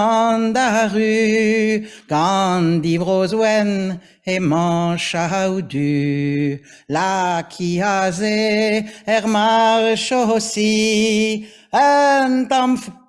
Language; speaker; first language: Welsh; non-native, fluent; French